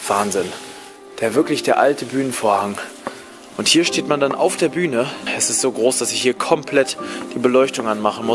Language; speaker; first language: German; native; German